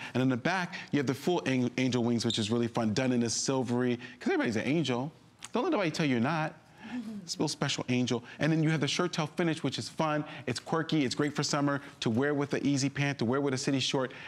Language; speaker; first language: English; native; English